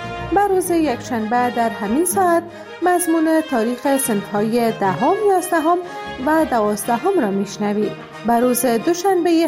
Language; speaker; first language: Persian; native; Persian